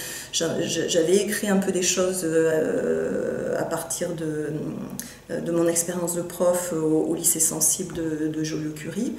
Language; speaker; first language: French; native; French